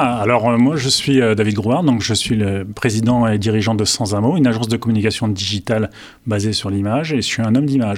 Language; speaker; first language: French; native; French